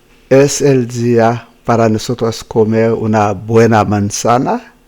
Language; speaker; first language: Spanish; non-native, fluent; Haitian Creole